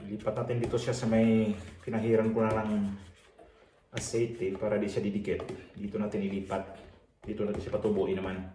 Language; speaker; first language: Filipino; native; Filipino